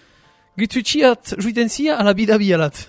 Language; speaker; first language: Basque; native; Basque